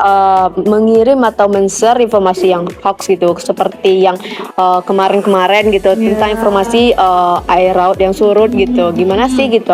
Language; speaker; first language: Indonesian; native; Indonesian